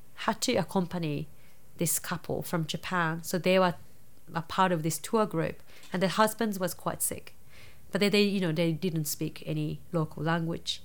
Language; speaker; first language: English; non-native, fluent; Japanese